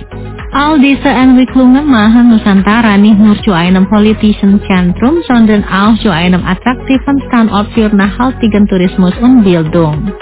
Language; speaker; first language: German; non-native, fluent; Indonesian